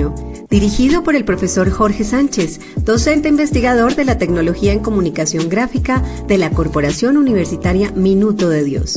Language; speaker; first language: Spanish; native; Spanish